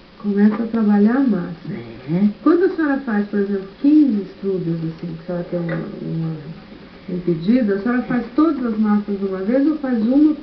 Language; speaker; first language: Portuguese; native; Portuguese